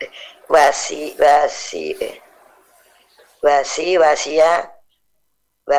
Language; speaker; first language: Arabic; non-native, learner; Indonesian